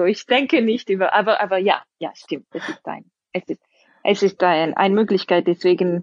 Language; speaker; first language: German; non-native, fluent; French